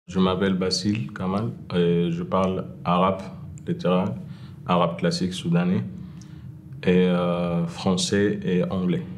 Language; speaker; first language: French; non-native, fluent; Arabic